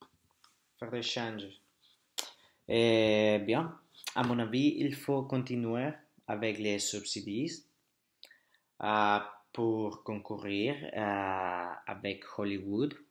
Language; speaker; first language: French; non-native, learner; Spanish